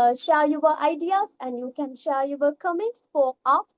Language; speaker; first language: English; non-native, local second language; Sinhala